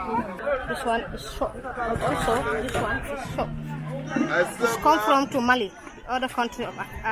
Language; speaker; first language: English; non-native, learner; Wolof